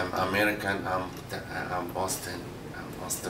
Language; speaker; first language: English; non-native, learner; Arabic